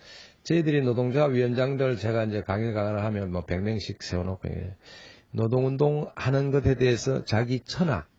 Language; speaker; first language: Korean; native; Korean